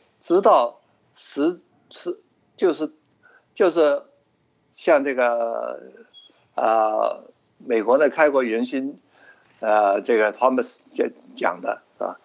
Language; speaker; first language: Chinese; non-native, local second language; Cantonese